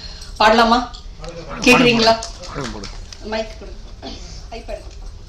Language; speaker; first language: Tamil; native; Tamil